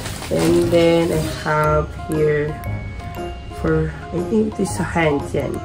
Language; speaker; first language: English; non-native, local second language; Filipino